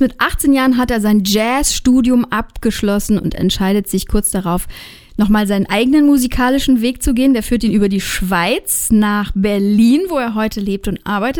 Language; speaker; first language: German; native; German